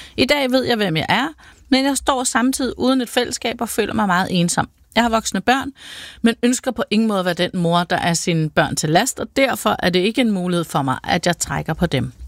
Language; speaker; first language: Danish; native; Danish